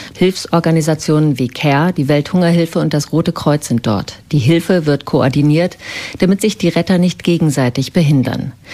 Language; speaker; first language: German; native; German